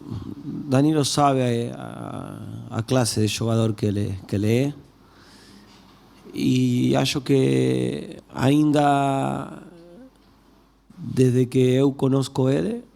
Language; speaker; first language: Portuguese; non-native, learner; Spanish